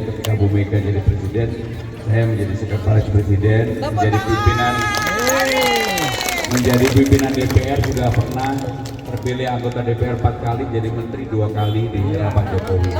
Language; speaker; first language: Indonesian; native; Indonesian